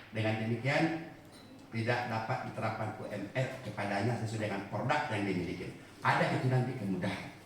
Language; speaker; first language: Indonesian; non-native, local second language; Batak Toba